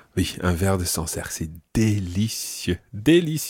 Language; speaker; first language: French; non-native, fluent; English